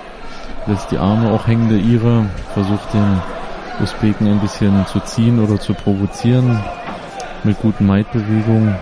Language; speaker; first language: German; native; German